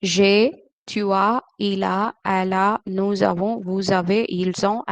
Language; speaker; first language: French; non-native, learner; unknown